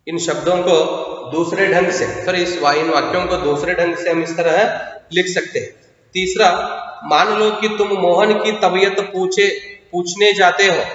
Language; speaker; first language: Hindi; non-native, local second language; Kannada